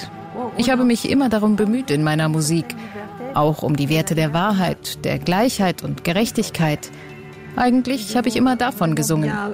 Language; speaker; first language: German; non-native, fluent; Greek